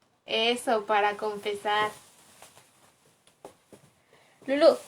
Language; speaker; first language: Spanish; native; Spanish